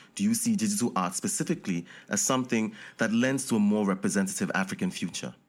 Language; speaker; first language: English; non-native, local second language; Yoruba